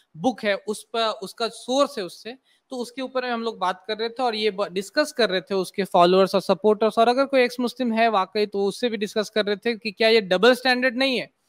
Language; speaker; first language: Hindi; native; Hindi